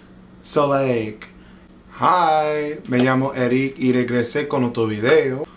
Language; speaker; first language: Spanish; non-native, local second language; English